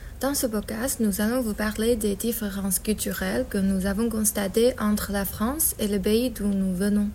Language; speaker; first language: French; non-native, fluent; Chinese